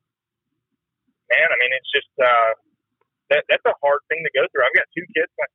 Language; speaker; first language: English; native; English